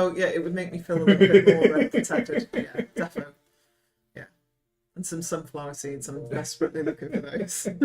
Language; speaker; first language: English; native; English